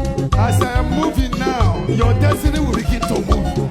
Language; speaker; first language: English; non-native, local second language; Igbo